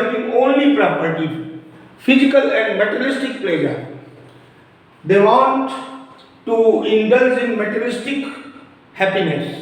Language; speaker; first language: English; non-native, local second language; Hindi